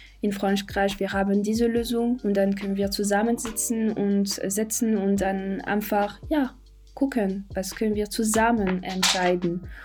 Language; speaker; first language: German; non-native, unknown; French